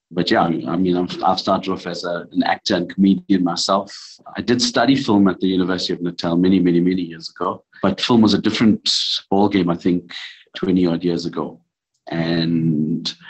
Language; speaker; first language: English; native; English